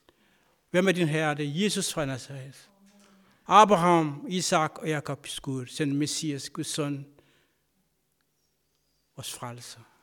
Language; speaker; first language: Danish; non-native, fluent; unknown